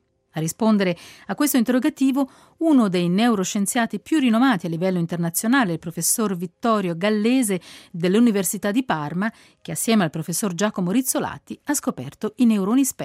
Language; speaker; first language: Italian; native; Italian